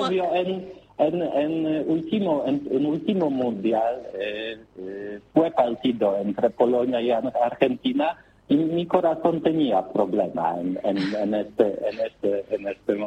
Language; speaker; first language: Spanish; non-native, learner; Polish